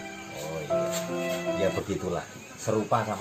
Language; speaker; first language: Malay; non-native, local second language; Javanese